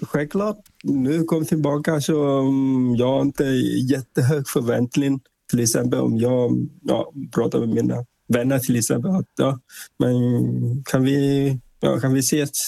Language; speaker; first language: Swedish; non-native, fluent; Vietnamese